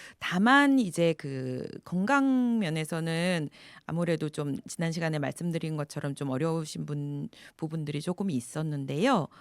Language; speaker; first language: Korean; native; Korean